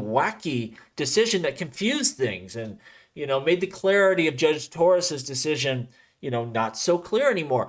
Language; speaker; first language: English; native; English